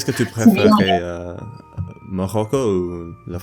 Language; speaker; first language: French; non-native, learner; English